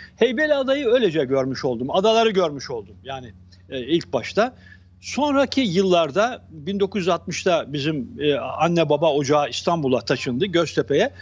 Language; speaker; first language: Turkish; native; Turkish